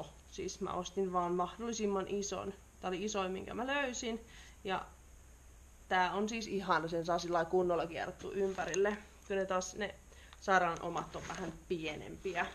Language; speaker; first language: Finnish; native; Finnish